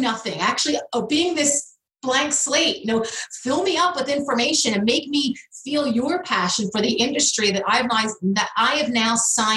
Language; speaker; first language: English; native; English